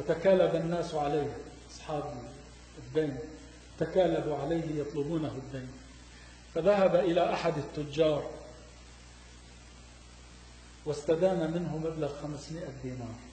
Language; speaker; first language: Arabic; native; Arabic